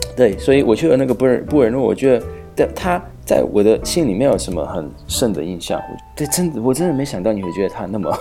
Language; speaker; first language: Chinese; non-native, fluent; Hungarian